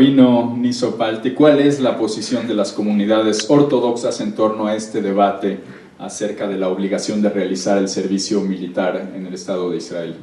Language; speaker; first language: Spanish; native; Spanish